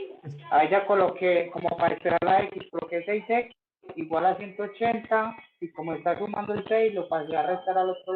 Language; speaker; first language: Spanish; native; Spanish